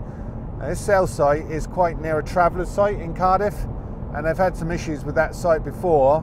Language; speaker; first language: English; native; English